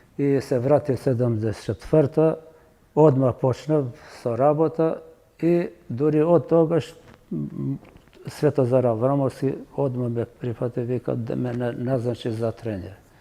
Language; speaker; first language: Macedonian; native; Macedonian